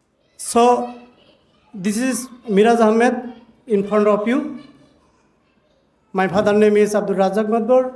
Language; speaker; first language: English; non-native, learner; Bangla